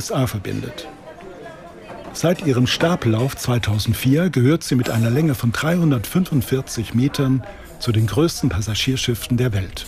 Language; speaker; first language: German; native; German